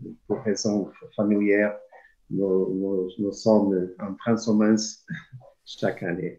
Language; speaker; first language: French; non-native, fluent; Portuguese